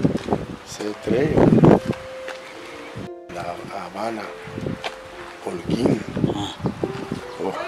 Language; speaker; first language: French; non-native, learner; Spanish